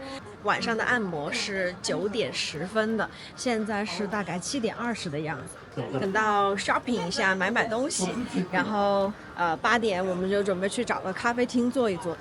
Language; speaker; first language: Chinese; native; Chinese